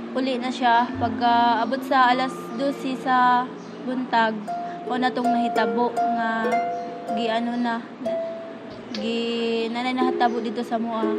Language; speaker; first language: Cebuano; non-native, local second language; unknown